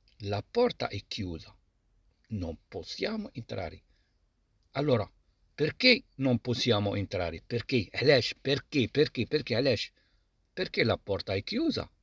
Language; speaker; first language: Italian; non-native, fluent; Arabic